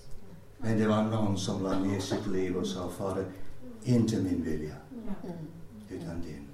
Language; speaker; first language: Swedish; non-native, fluent; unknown